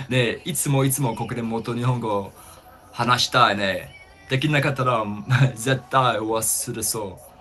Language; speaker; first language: Japanese; non-native, fluent; English